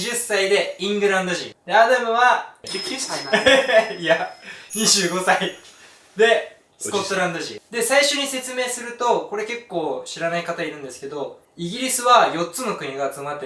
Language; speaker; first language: Japanese; native; Japanese